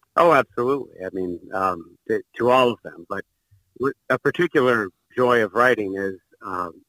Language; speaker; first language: English; native; English